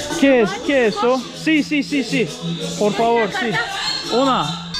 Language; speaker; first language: Spanish; non-native, learner; Turkish